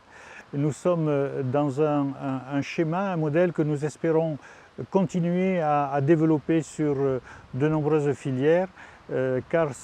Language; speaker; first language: French; native; French